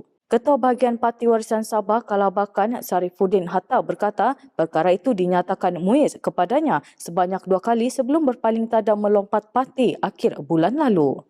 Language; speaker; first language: Malay; native; Malay